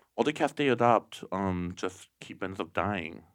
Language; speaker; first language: English; native; English